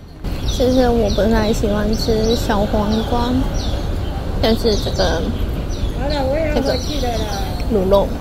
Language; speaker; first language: Chinese; non-native, fluent; Japanese